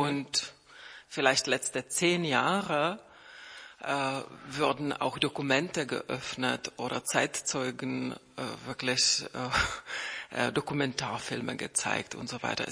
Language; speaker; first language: German; non-native, fluent; Czech